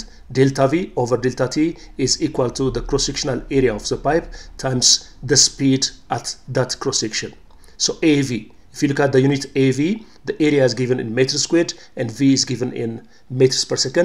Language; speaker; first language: English; non-native, local second language; Amharic